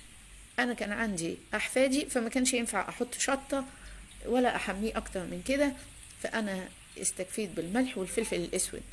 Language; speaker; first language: Arabic; native; Arabic